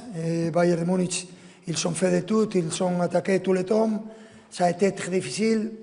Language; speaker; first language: French; non-native, fluent; Spanish